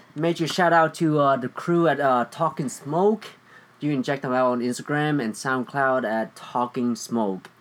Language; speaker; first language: English; early bilingual, other home language; Vietnamese